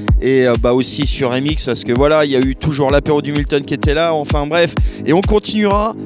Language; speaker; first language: French; native; French